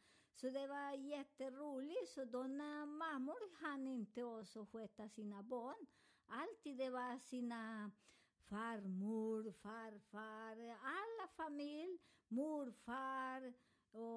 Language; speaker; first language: Swedish; non-native, learner; Spanish